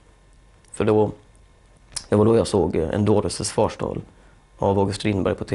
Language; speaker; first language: Swedish; native; Swedish